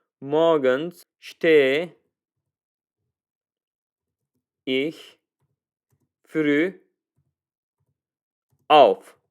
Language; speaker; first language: German; non-native, fluent; Turkish